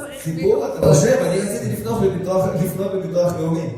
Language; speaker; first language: Hebrew; native; Hebrew